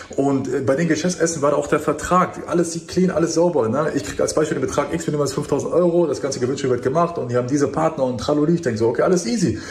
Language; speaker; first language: German; early bilingual, other home language; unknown